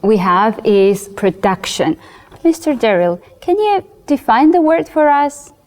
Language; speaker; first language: English; non-native, fluent; Georgian